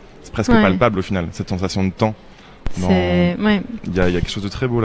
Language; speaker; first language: French; native; French